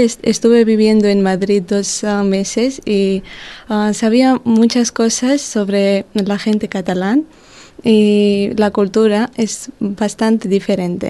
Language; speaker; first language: Spanish; non-native, learner; Georgian